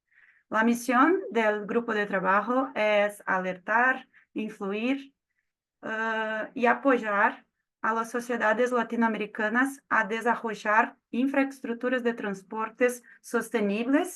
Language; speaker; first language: Spanish; non-native, fluent; Portuguese